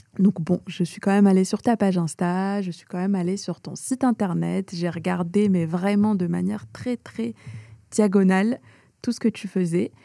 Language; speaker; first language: French; early bilingual, other home language; Arabic